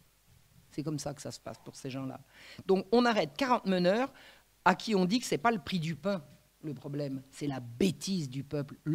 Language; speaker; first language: French; native; French